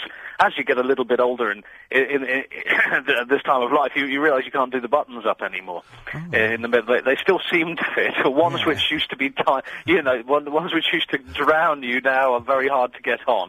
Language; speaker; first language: English; native; English